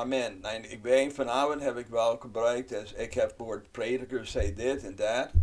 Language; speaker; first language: Dutch; non-native, fluent; English